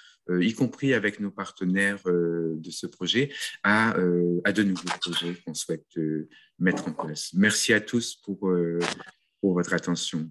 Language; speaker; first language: French; native; French